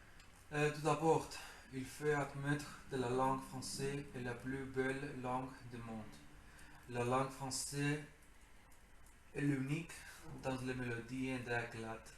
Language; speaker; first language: French; non-native, learner; Greek